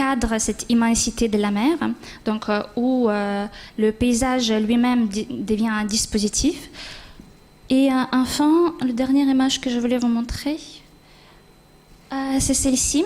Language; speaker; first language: French; non-native, fluent; Ukrainian